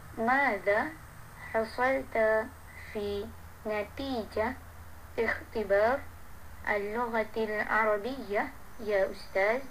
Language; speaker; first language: Arabic; non-native, learner; Malay